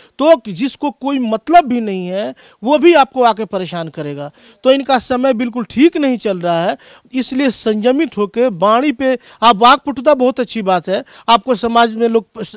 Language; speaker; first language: Hindi; native; Hindi